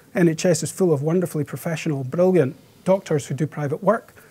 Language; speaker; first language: English; native; English